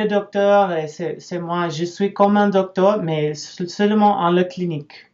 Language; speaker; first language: French; non-native, learner; English